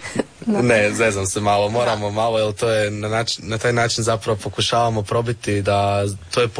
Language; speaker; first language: Serbian; native; Serbian